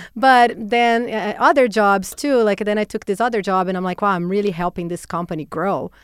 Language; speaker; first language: English; non-native, fluent; Portuguese